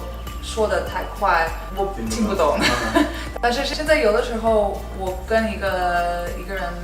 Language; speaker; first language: Chinese; non-native, learner; English